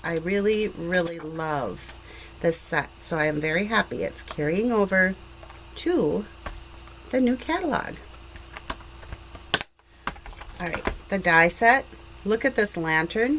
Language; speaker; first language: English; native; English